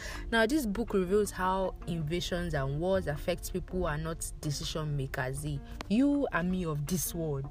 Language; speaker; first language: English; non-native, local second language; Yoruba